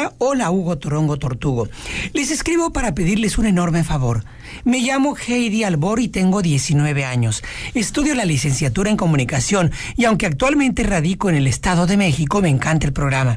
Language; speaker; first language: Spanish; native; Spanish